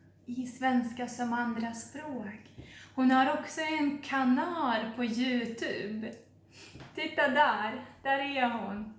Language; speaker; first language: Swedish; non-native, fluent; Russian